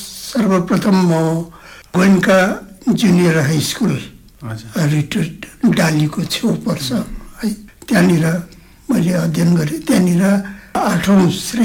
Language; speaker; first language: Nepali; native; Nepali